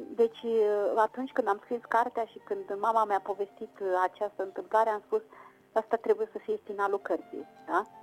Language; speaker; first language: Romanian; native; Romanian